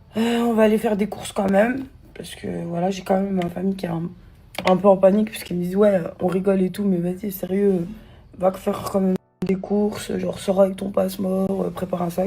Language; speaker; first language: French; native; French